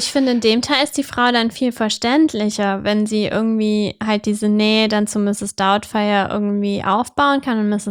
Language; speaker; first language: German; native; German